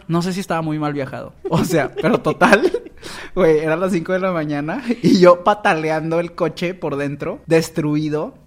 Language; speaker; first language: Spanish; native; Spanish